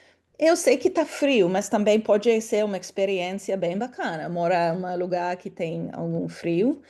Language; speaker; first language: Portuguese; non-native, fluent; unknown